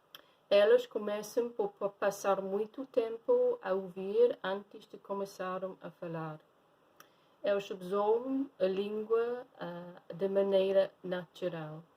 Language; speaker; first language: Portuguese; non-native, fluent; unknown